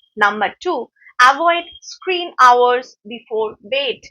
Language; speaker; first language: English; non-native, local second language; Bangla